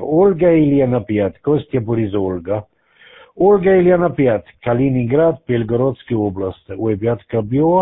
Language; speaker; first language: Russian; non-native, learner; German